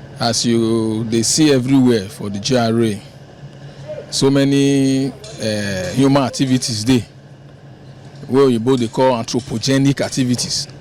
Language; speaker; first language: Nigerian Pidgin; non-native, local second language; Bini